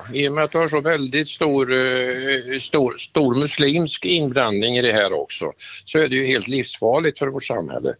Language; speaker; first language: Swedish; native; Swedish